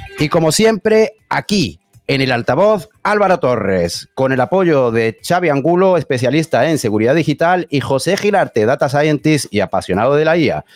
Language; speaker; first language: Spanish; native; Spanish